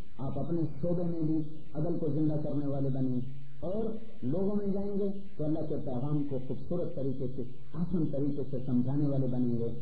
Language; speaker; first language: Urdu; non-native, local second language; Punjabi